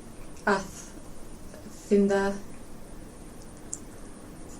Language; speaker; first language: Icelandic; non-native, learner; English